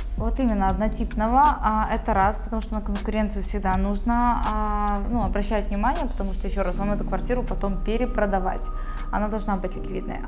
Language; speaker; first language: Russian; native; Russian